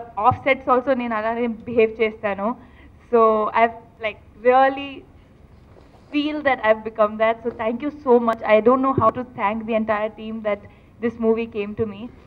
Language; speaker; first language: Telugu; non-native, learner; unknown